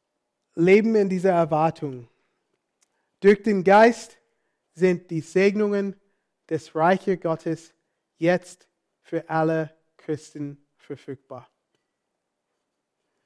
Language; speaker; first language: German; non-native, fluent; English